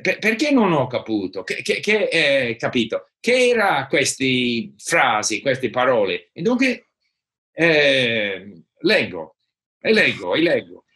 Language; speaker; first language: Italian; non-native, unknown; English